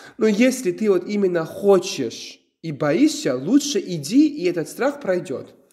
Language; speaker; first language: Russian; non-native, local second language; Georgian